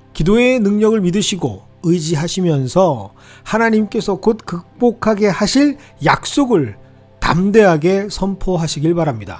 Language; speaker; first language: Korean; native; Korean